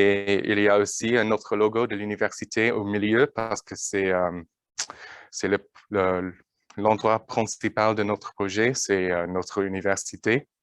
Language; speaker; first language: French; non-native, learner; English